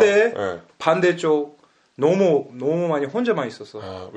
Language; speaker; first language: Korean; early bilingual, heritage; English